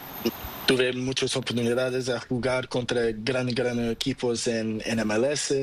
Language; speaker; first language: Spanish; non-native, learner; Portuguese